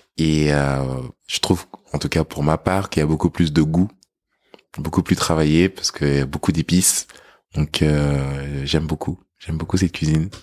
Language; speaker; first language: French; early bilingual, other home language; English